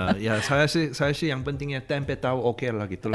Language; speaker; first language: Indonesian; non-native, fluent; Korean